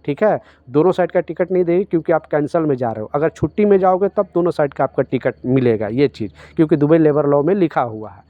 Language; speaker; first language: Hindi; native; Hindi